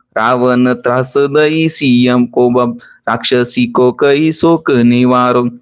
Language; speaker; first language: Hindi; non-native, local second language; Marathi